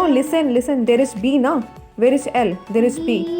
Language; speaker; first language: English; non-native, local second language; Hindi